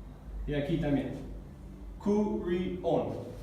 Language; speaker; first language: Spanish; non-native, fluent; English